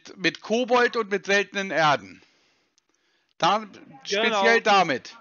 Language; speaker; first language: German; native; German